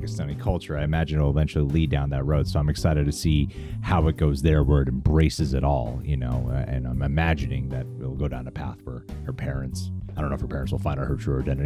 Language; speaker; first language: English; native; English